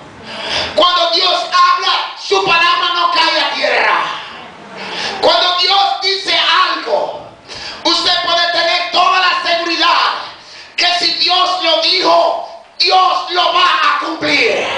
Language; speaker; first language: Spanish; native; Spanish